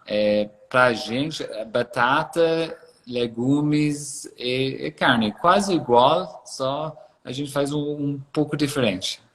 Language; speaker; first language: Portuguese; non-native, fluent; English